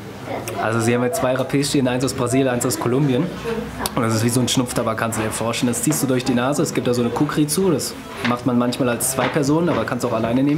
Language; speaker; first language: German; native; German